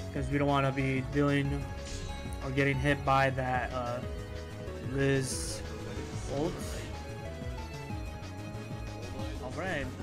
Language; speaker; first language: English; native; English